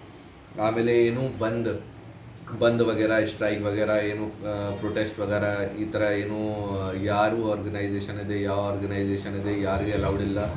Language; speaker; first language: Kannada; non-native, learner; Hindi